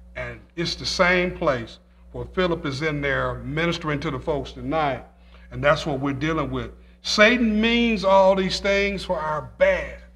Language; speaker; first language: English; native; English